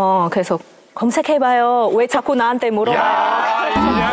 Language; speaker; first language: Korean; non-native, local second language; Indonesian